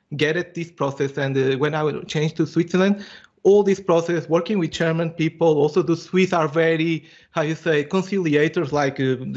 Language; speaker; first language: English; non-native, fluent; Portuguese